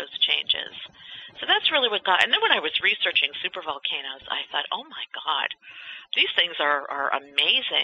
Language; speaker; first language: English; native; English